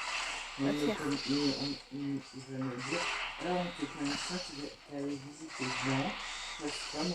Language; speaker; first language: French; native; French